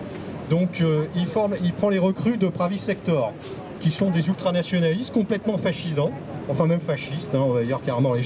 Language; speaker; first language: French; native; French